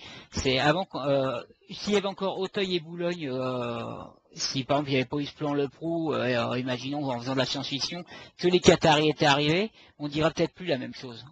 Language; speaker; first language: French; native; French